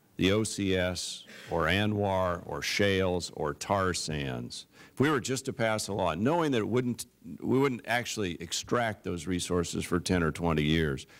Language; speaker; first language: English; native; English